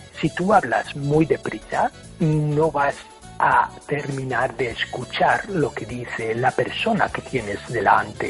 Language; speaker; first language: Spanish; non-native, fluent; English